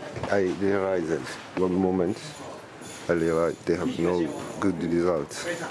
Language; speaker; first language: English; non-native, learner; Japanese